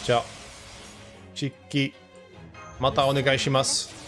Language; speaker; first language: Japanese; non-native, learner; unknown